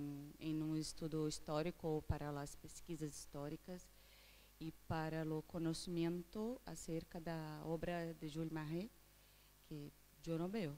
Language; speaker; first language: Spanish; non-native, fluent; Portuguese